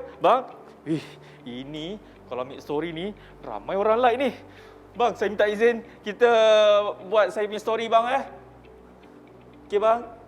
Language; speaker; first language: Malay; native; Malay